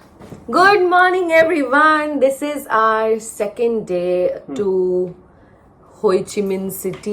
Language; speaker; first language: English; non-native, local second language; Hindi